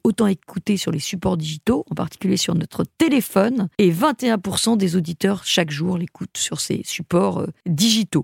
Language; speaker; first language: French; native; French